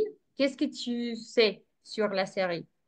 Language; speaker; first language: French; non-native, fluent; Spanish